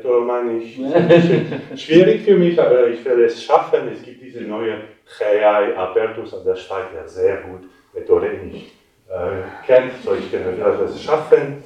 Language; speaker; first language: German; non-native, learner; French